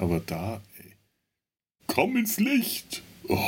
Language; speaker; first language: German; native; German